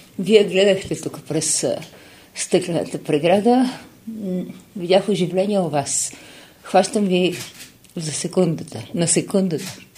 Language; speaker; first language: Bulgarian; native; Bulgarian